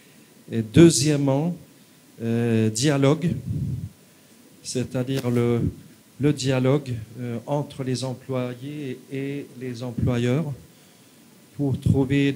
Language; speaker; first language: French; non-native, fluent; Swedish